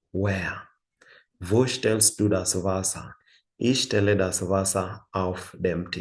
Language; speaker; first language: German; non-native, fluent; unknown